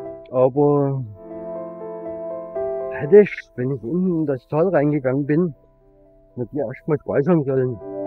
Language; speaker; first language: German; native; German